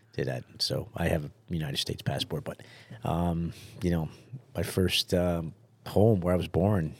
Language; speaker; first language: English; early bilingual, other home language; Italian